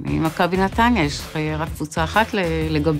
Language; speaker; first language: Hebrew; native; Hebrew